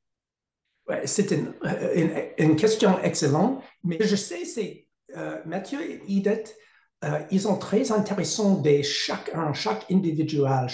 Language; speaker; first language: French; non-native, learner; English